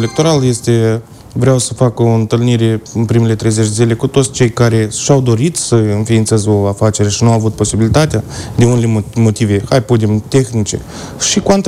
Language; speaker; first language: Romanian; native; Romanian